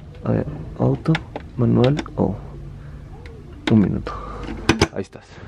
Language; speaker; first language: Spanish; native; Spanish